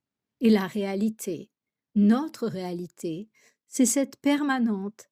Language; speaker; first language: French; native; French